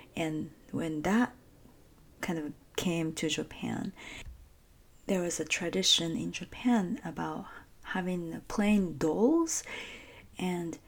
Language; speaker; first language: English; non-native, fluent; Japanese